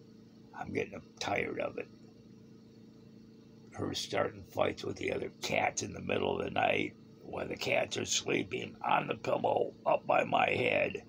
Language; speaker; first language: English; native; English